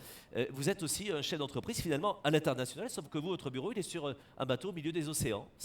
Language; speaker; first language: French; native; French